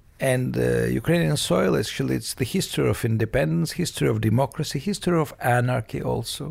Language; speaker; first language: English; non-native, fluent; Russian